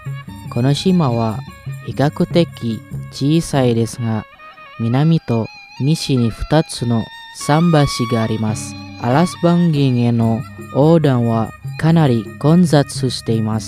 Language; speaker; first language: Japanese; non-native, fluent; Indonesian